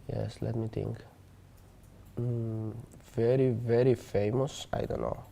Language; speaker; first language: English; non-native, learner; Spanish